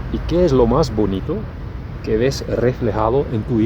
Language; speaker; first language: Spanish; non-native, fluent; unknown